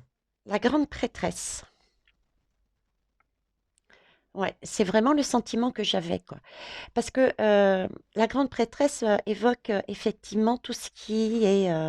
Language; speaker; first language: French; native; French